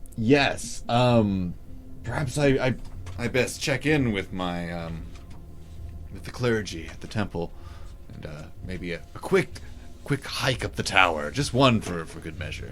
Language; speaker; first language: English; native; English